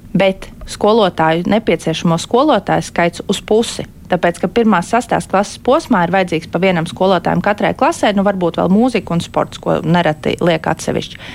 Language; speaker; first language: Latvian; native; Latvian